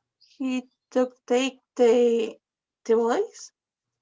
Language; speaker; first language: English; non-native, learner; Spanish